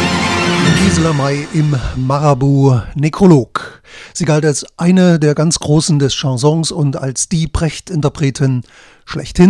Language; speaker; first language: German; native; German